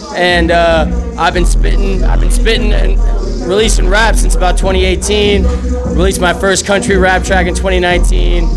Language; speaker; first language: English; native; English